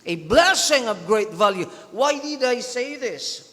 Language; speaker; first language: English; non-native, local second language; Filipino